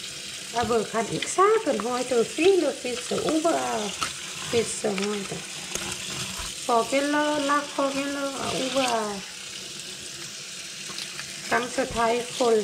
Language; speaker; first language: German; non-native, learner; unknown